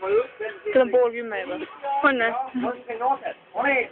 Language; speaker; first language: Estonian; native; Estonian